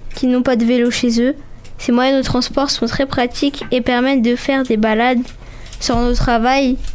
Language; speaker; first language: French; native; French